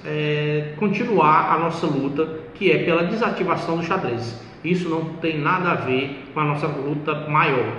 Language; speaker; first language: Portuguese; native; Portuguese